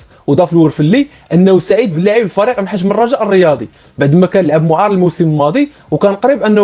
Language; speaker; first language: Arabic; native; Arabic